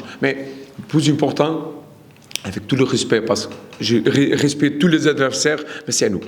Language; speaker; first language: French; non-native, learner; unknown